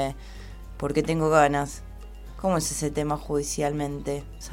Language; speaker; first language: Spanish; native; Spanish